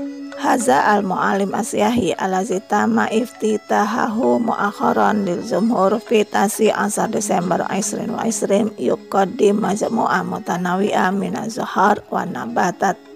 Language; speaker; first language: Arabic; non-native, fluent; Indonesian